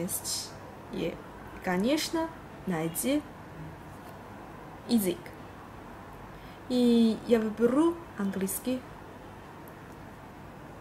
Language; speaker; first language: Russian; non-native, learner; Chinese